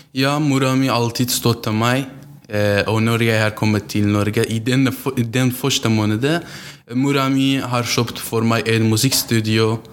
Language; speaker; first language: Norwegian; non-native, learner; Central Kurdish